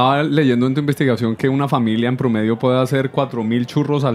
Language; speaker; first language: Spanish; native; Spanish